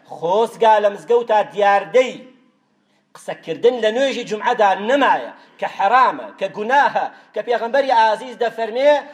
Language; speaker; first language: Central Kurdish; native; Central Kurdish